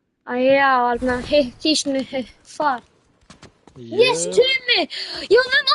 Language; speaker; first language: Icelandic; early bilingual, heritage; Icelandic